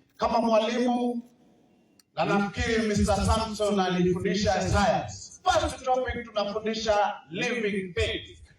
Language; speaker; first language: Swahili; non-native, local second language; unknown